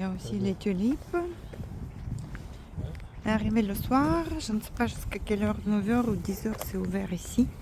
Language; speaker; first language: French; non-native, fluent; Russian